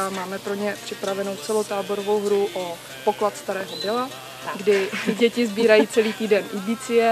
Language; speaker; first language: Czech; native; Czech